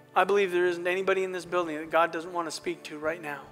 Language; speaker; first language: English; native; English